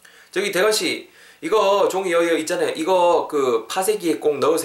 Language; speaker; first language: Korean; native; Korean